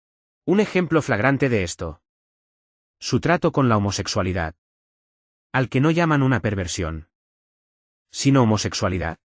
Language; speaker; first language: Spanish; non-native, fluent; Arabic